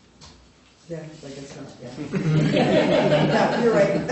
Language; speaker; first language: English; native; English